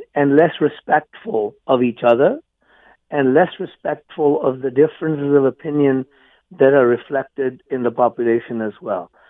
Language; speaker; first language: English; non-native, local second language; Punjabi